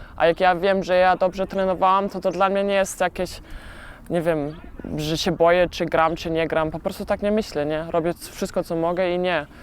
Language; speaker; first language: Polish; early bilingual, heritage; Polish